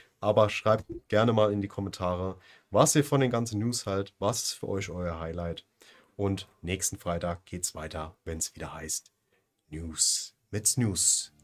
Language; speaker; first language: German; native; German